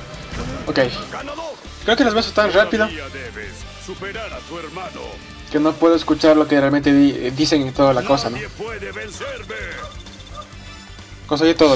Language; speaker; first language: Spanish; native; Spanish